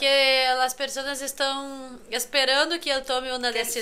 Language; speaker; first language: Spanish; non-native, fluent; Portuguese